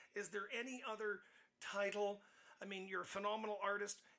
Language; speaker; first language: English; native; English